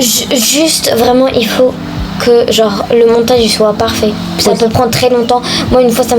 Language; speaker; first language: French; native; French